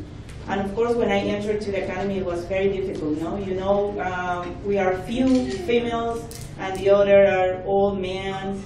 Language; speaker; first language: English; non-native, fluent; Spanish